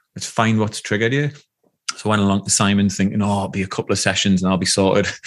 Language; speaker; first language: English; native; English